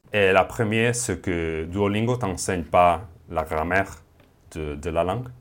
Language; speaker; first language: French; non-native, fluent; Spanish